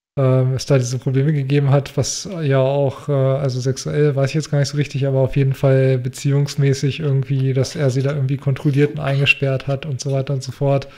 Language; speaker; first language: German; native; German